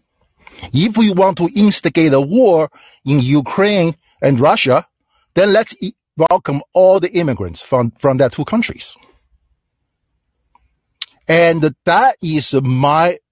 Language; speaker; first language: English; non-native, fluent; Chinese